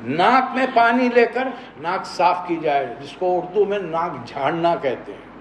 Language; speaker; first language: Urdu; native; Urdu